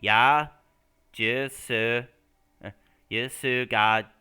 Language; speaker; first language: Korean; non-native, learner; English